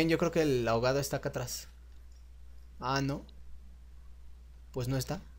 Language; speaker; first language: Spanish; native; Spanish